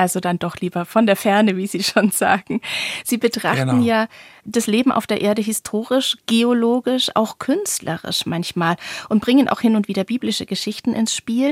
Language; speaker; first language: German; native; German